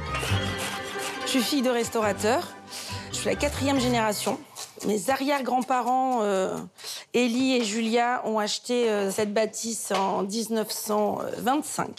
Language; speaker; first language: French; native; French